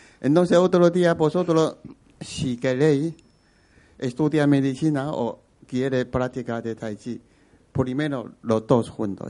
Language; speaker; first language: Spanish; non-native, learner; Chinese